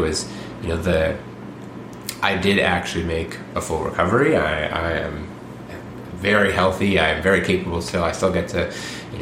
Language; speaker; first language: English; native; English